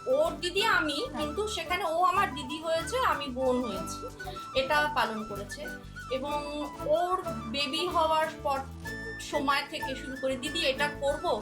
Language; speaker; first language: Bangla; native; Bangla